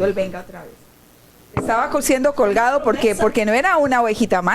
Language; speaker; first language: Spanish; native; Spanish